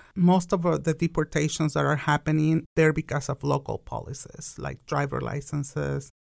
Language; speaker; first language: English; non-native, fluent; Spanish